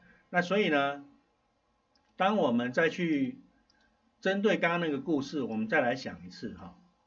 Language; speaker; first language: Chinese; native; Chinese